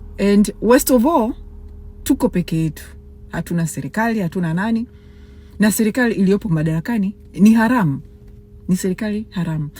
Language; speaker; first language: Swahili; native; Swahili